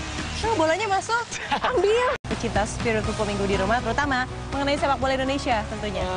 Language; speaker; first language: Indonesian; native; Indonesian